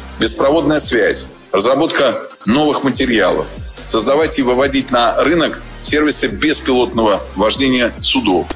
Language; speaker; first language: Russian; native; Russian